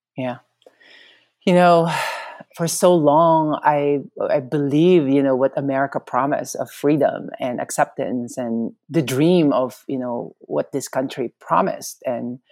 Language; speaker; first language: English; non-native, local second language; Filipino